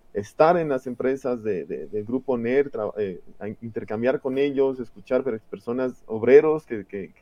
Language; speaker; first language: Spanish; native; Spanish